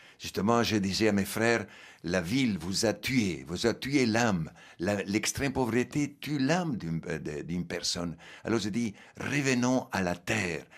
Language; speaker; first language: French; non-native, fluent; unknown